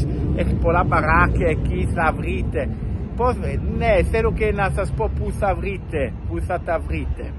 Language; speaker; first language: Greek; non-native, learner; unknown